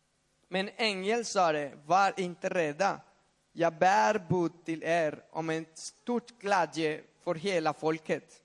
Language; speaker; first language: Swedish; non-native, fluent; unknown